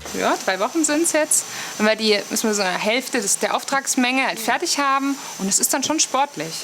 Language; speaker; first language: German; native; German